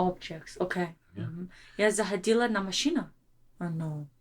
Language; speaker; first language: Russian; non-native, learner; English